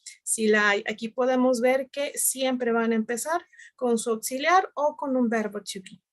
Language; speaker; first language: Spanish; native; Spanish